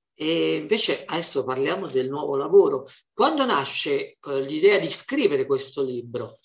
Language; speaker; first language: Italian; native; Italian